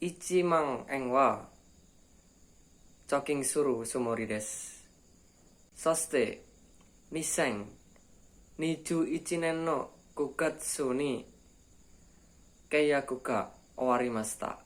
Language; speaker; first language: Japanese; non-native, learner; Indonesian